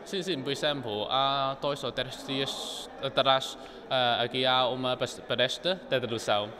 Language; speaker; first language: Portuguese; non-native, local second language; Chinese